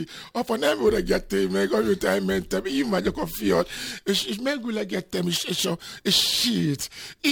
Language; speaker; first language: Hungarian; non-native, fluent; Yoruba